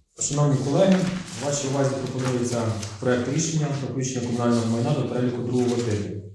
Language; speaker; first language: Ukrainian; native; Ukrainian